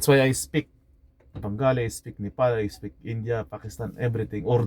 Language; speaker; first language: English; non-native, local second language; Filipino